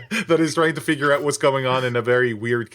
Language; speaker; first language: English; native; English